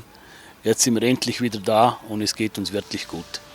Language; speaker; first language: German; native; German